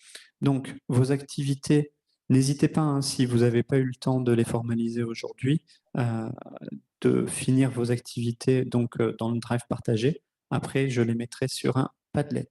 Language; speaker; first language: French; native; French